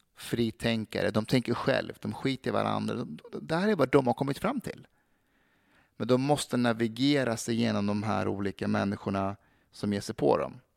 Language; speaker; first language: Swedish; early bilingual, other home language; Persian